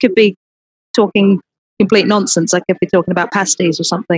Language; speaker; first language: English; native; English